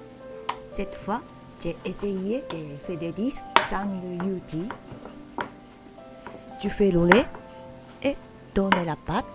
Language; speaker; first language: French; non-native, learner; Japanese